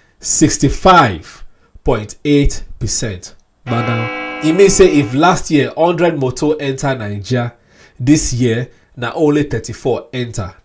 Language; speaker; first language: Nigerian Pidgin; non-native, local second language; Yoruba